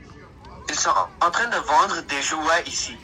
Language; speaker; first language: French; non-native, learner; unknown